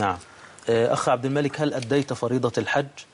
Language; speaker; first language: Arabic; native; Arabic